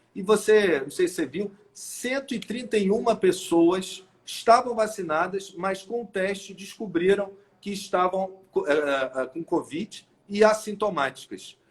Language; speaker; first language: Portuguese; native; Portuguese